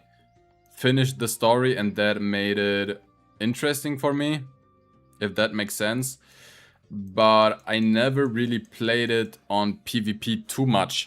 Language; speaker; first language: English; non-native, fluent; German